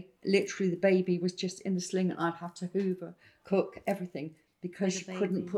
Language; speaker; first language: English; native; English